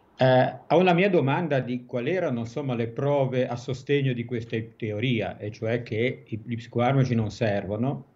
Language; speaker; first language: Italian; native; Italian